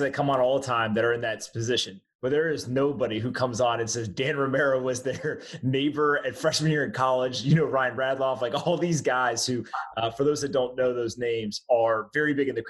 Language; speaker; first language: English; native; English